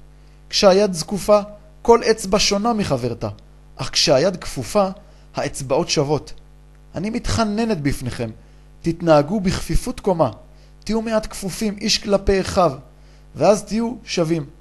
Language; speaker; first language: Hebrew; native; Hebrew